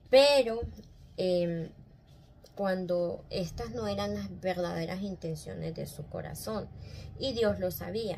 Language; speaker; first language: Spanish; native; Spanish